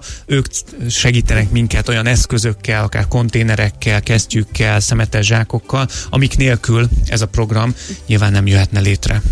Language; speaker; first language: Hungarian; native; Hungarian